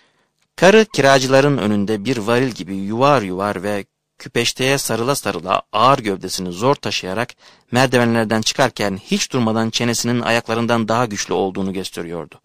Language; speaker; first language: Turkish; native; Turkish